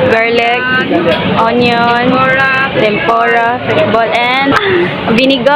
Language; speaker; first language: English; non-native, learner; Cebuano